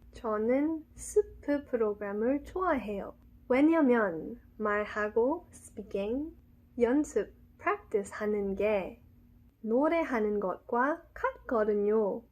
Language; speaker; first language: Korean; non-native, learner; English